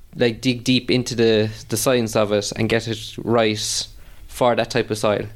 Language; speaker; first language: English; native; English